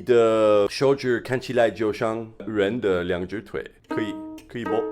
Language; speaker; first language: Chinese; non-native, fluent; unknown